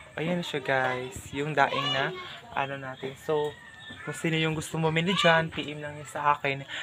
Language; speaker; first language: Filipino; non-native, local second language; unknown